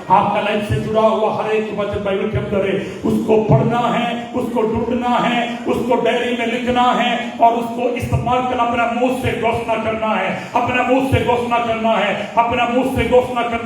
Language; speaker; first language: Hindi; non-native, local second language; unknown